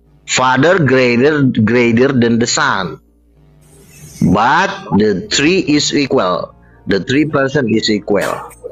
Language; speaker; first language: English; non-native, learner; Indonesian